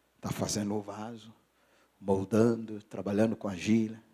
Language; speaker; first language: Portuguese; non-native, fluent; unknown